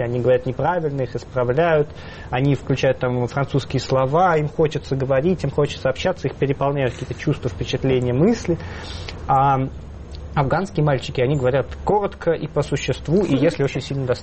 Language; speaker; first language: Russian; native; Russian